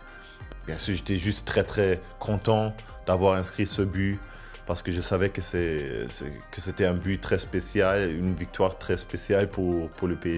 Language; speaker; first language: French; non-native, fluent; German